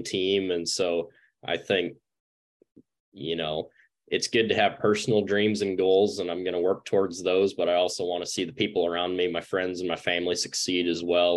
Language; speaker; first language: English; native; English